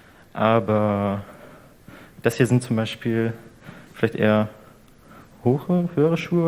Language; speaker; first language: German; native; German